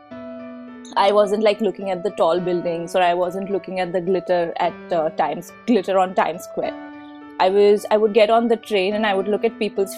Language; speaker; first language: English; non-native, local second language; Hindi